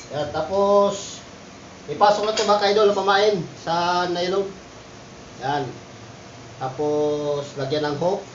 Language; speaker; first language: Filipino; non-native, local second language; Cebuano